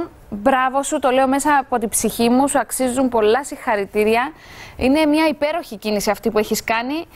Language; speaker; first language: Greek; native; Greek